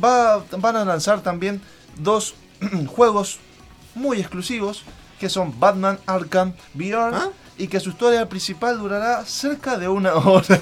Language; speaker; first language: Spanish; native; Spanish